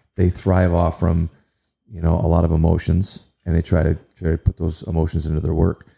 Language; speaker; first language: English; native; English